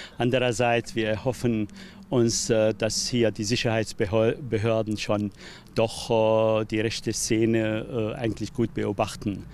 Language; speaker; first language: German; non-native, fluent; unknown